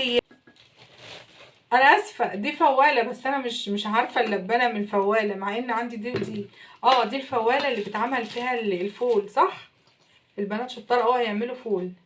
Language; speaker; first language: Arabic; native; Arabic